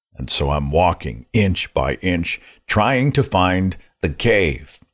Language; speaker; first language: English; native; English